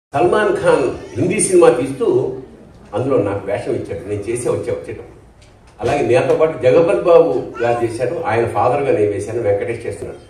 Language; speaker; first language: Telugu; native; Telugu